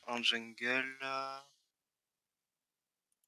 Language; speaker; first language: French; native; French